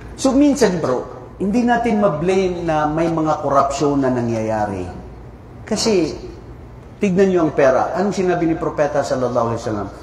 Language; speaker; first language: Filipino; non-native, local second language; Maranao